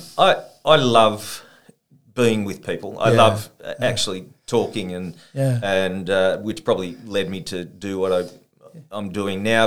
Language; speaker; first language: English; native; English